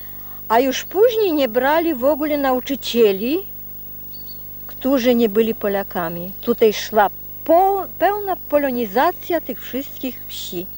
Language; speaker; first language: Polish; non-native, local second language; Rusyn